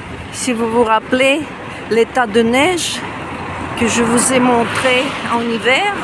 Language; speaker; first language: French; non-native, fluent; Russian